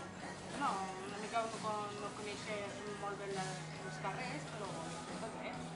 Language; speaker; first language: Catalan; non-native, learner; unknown